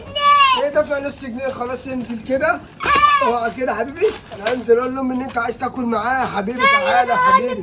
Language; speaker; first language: Arabic; native; Arabic